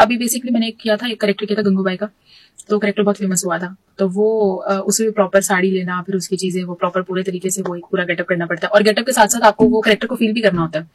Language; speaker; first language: Urdu; native; Urdu